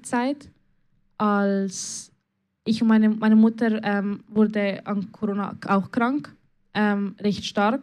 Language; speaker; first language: German; early bilingual, other home language; Spanish